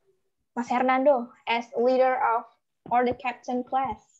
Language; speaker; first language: English; non-native, learner; Indonesian